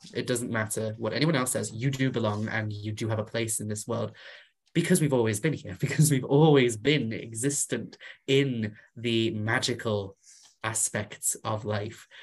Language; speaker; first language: English; non-native, local second language; Welsh